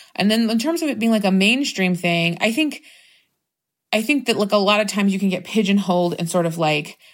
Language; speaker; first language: English; native; English